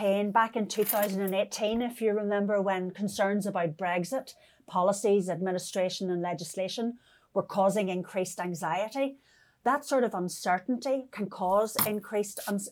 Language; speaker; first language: English; native; English